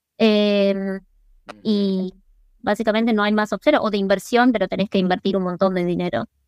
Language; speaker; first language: Spanish; early bilingual, other home language; English